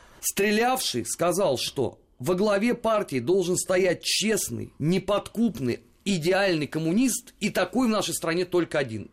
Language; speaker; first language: Russian; native; Russian